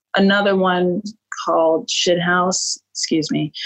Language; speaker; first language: English; native; English